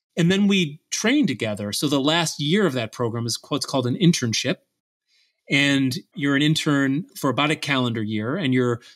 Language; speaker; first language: English; native; English